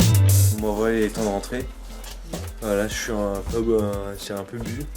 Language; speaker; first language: French; native; French